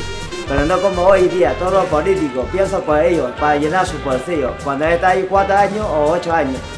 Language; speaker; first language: Spanish; non-native, learner; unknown